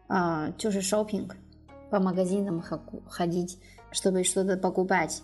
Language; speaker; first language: Russian; non-native, learner; Chinese